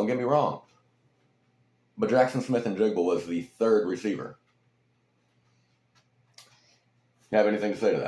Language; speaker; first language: English; native; English